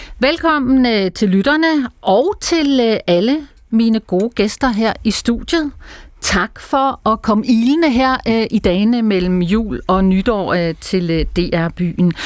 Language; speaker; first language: Danish; native; Danish